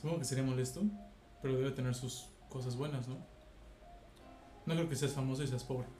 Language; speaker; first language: Spanish; native; Spanish